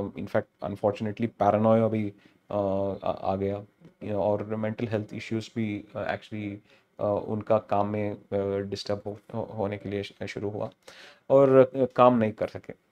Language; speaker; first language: Hindi; non-native, local second language; Telugu